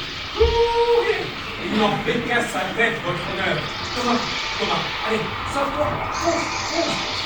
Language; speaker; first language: French; native; French